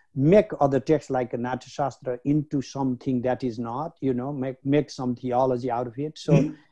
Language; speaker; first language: English; non-native, local second language; Nepali